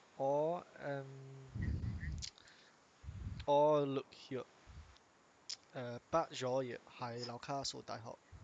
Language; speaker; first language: Chinese; non-native, learner; English